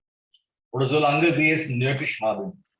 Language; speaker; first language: German; non-native, fluent; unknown